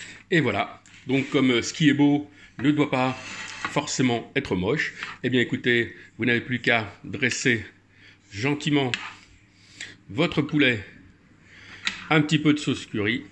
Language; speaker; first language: French; native; French